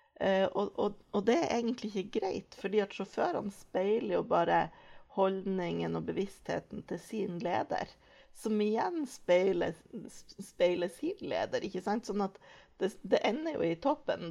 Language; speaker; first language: Norwegian; native; Norwegian